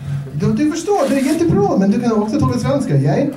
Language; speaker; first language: Swedish; non-native, learner; English